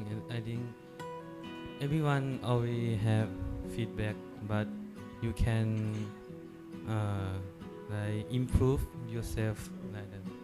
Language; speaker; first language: English; non-native, learner; Thai